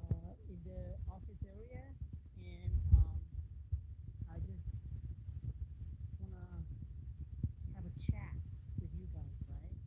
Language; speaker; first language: English; non-native, fluent; Korean